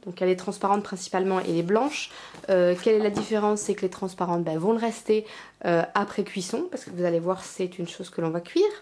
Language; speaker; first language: French; native; French